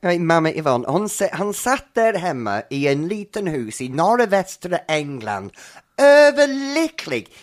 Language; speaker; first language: Swedish; non-native, fluent; English